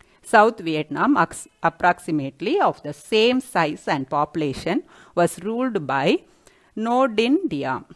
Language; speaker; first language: English; non-native, local second language; Tamil